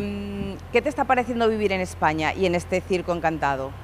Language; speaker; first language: Spanish; native; Spanish